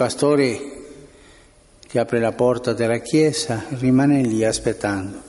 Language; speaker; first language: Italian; non-native, fluent; Spanish